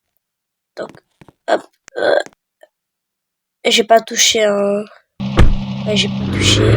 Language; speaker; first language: French; native; French